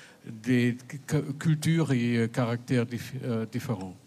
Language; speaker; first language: French; non-native, fluent; German